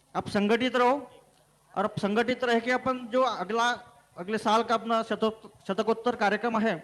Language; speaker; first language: Hindi; non-native, local second language; Marathi